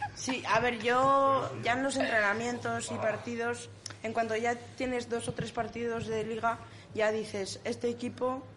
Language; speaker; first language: Spanish; native; Spanish